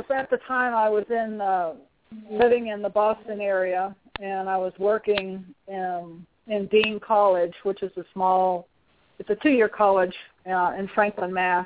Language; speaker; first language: English; native; English